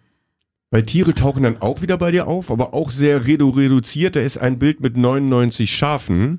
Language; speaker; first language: German; native; German